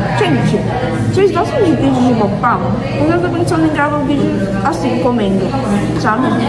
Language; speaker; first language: Portuguese; early bilingual, other home language; Korean